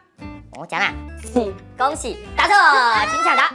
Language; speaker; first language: Chinese; native; Chinese